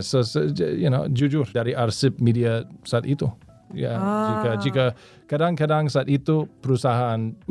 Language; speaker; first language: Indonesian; non-native, learner; English